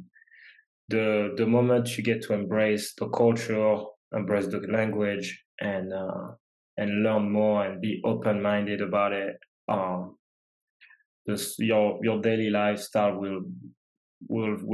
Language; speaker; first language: English; non-native, fluent; French